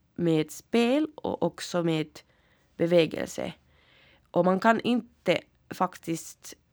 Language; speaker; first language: Swedish; non-native, local second language; Finnish